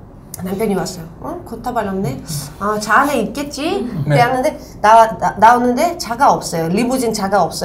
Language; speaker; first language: Korean; non-native, local second language; Uzbek